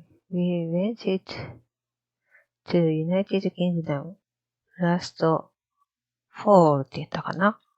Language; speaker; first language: English; non-native, learner; Japanese